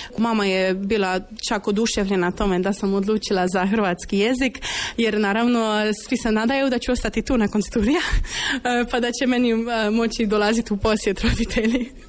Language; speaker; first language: Croatian; non-native, fluent; Polish